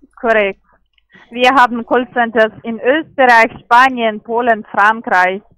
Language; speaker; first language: German; non-native, learner; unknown